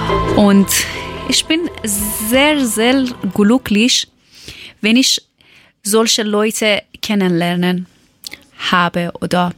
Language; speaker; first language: German; non-native, learner; Persian